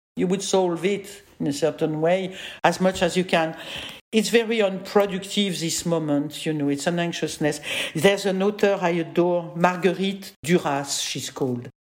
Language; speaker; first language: English; non-native, fluent; French